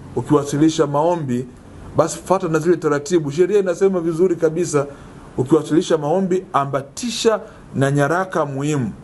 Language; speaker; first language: Swahili; native; Swahili